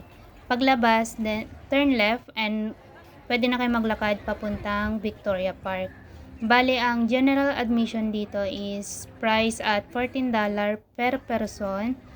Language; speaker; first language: Filipino; native; Filipino